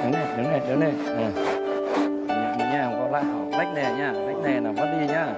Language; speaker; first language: Vietnamese; native; Vietnamese